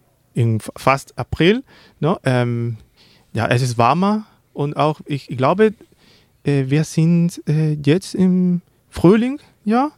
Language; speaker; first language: German; non-native, learner; Spanish